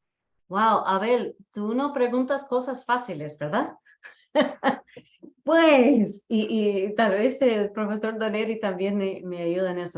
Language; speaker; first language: Spanish; non-native, fluent; English